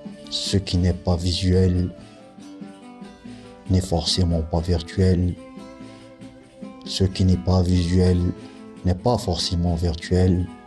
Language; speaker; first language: French; non-native, local second language; Arabic